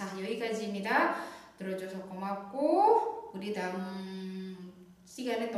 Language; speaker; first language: Korean; non-native, fluent; Indonesian